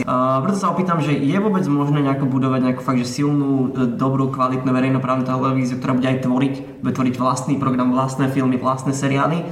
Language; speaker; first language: Slovak; native; Slovak